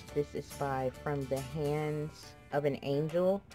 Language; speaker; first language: English; native; English